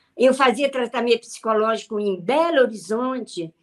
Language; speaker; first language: Portuguese; native; Portuguese